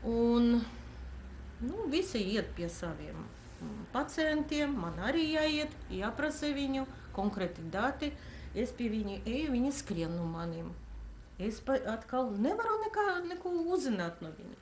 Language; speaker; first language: Latvian; non-native, local second language; Russian